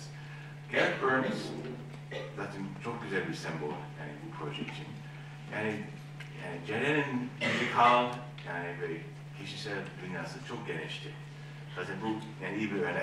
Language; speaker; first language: Turkish; non-native, learner; English